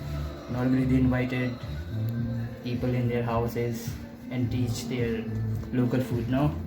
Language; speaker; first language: English; non-native, local second language; Urdu